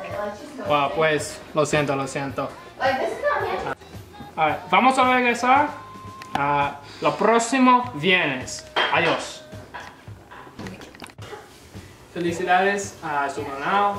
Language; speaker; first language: Spanish; non-native, learner; English